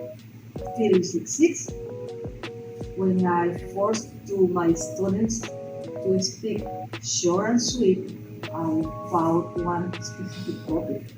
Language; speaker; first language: English; non-native, learner; Spanish